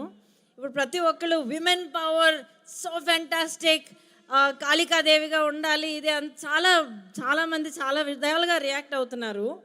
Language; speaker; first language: Telugu; native; Telugu